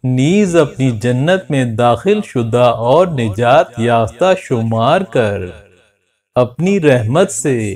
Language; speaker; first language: Urdu; native; Urdu